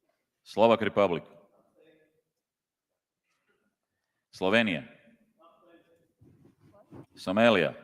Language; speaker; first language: English; non-native, fluent; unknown